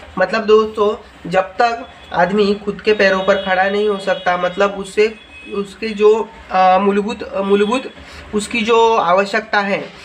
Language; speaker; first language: Hindi; non-native, local second language; Marathi